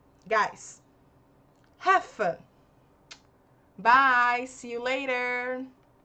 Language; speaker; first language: English; non-native, fluent; Portuguese